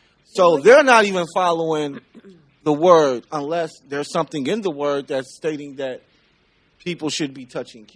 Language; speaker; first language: English; native; English